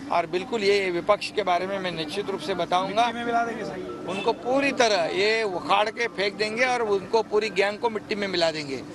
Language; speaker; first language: Hindi; non-native, local second language; Marathi